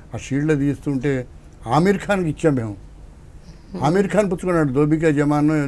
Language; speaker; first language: Telugu; native; Telugu